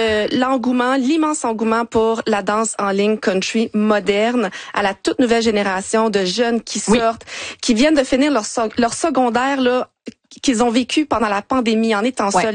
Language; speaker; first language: French; native; French